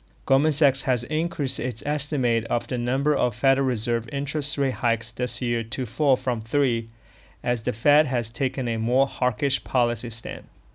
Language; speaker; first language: English; non-native, fluent; Chinese